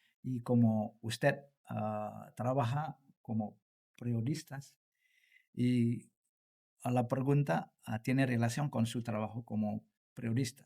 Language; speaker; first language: Spanish; non-native, learner; Indonesian